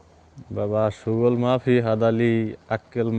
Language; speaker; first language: Arabic; non-native, learner; Bangla